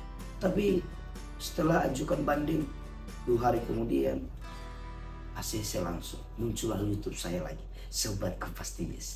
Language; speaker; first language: Indonesian; native; Indonesian